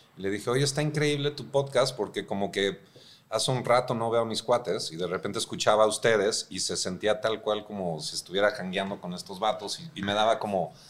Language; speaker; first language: Spanish; early bilingual, heritage; Spanish